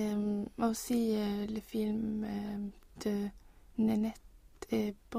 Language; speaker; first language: French; non-native, learner; Swedish